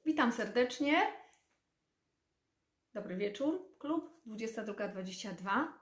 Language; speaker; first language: Polish; native; Polish